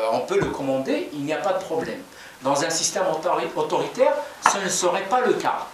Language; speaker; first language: French; non-native, local second language; Kabyle